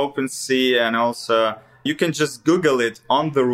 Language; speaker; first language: English; non-native, learner; Russian